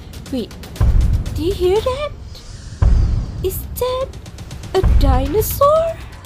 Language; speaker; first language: English; non-native, local second language; Malay